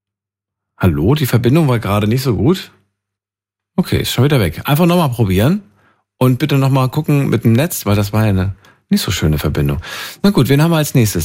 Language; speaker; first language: German; native; German